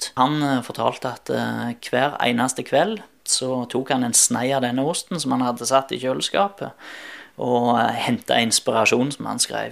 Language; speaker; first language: Norwegian; native; Norwegian